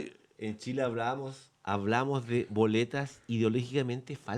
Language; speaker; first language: Spanish; native; Spanish